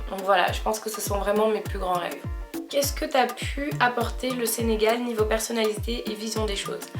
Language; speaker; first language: French; native; French